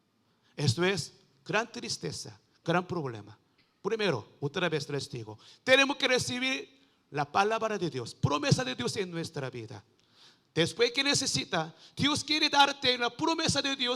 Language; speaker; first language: Spanish; non-native, learner; Korean